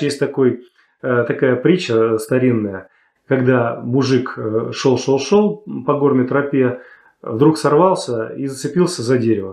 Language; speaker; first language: Russian; native; Russian